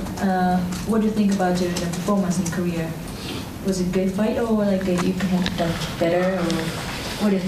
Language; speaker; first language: English; non-native, fluent; Japanese